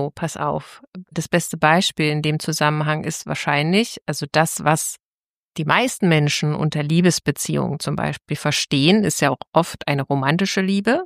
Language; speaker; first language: German; native; German